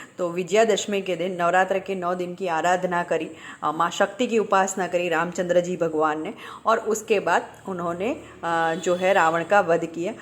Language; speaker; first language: Hindi; non-native, local second language; Gujarati